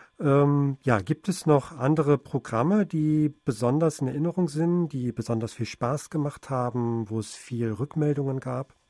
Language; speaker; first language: German; native; German